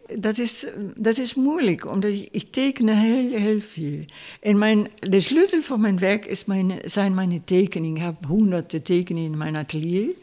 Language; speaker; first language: Dutch; non-native, fluent; Spanish